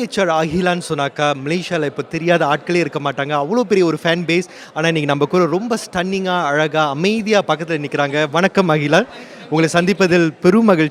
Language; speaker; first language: Tamil; native; Tamil